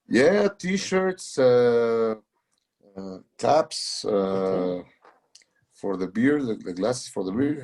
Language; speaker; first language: English; non-native, learner; Spanish